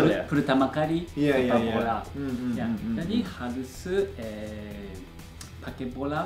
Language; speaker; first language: Indonesian; non-native, learner; Japanese